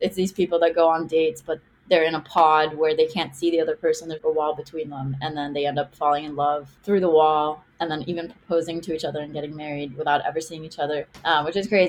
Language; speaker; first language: English; non-native, fluent; Hebrew